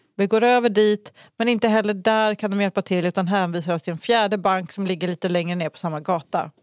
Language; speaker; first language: Swedish; native; Swedish